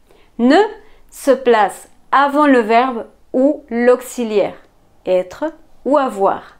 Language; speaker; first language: French; non-native, fluent; Spanish